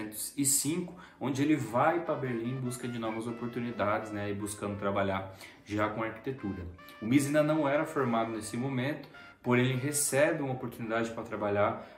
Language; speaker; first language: Portuguese; native; Portuguese